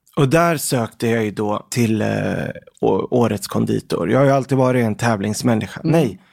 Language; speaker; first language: Swedish; early bilingual, other home language; Arabic